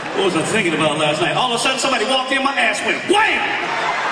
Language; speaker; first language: English; native; English